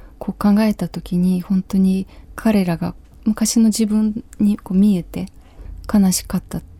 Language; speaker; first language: Japanese; non-native, fluent; Ukrainian